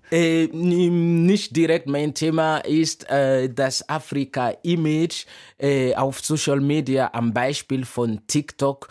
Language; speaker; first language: German; non-native, fluent; Mossi